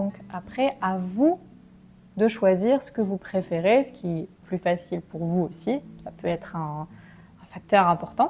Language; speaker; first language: French; native; French